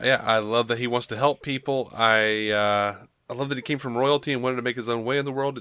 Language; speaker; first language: English; native; English